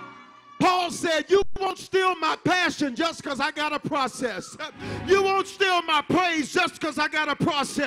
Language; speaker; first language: English; native; English